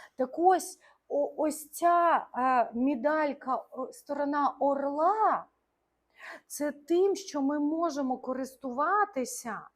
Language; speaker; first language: Ukrainian; non-native, local second language; Russian